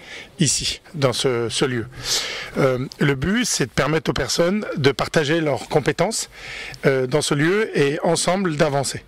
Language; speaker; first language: French; native; French